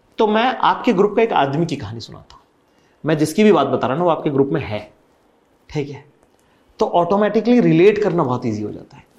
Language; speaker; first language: Hindi; native; Hindi